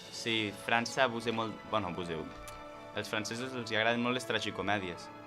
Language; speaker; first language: Catalan; non-native, local second language; Spanish